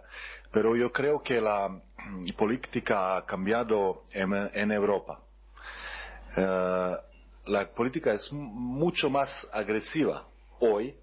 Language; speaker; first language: Spanish; non-native, learner; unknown